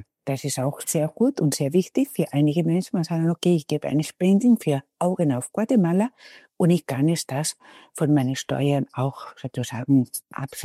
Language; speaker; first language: German; non-native, fluent; Spanish